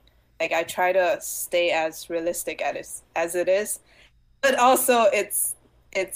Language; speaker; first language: English; non-native, fluent; Chinese